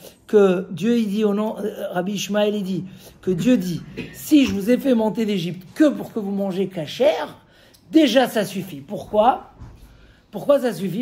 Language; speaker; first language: French; native; French